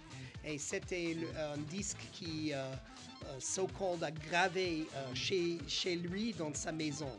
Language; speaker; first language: French; non-native, fluent; English